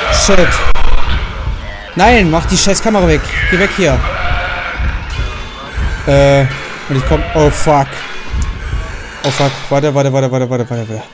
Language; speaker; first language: German; native; German